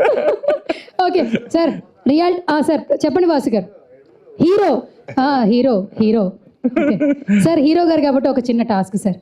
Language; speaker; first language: Telugu; native; Telugu